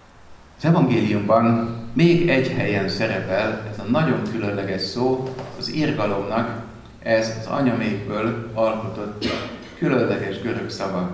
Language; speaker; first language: Hungarian; native; Hungarian